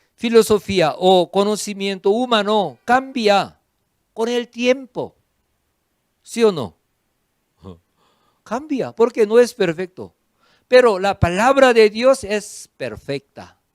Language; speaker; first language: Spanish; non-native, fluent; Korean